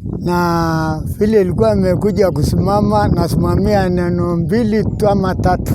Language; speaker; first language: Swahili; non-native, local second language; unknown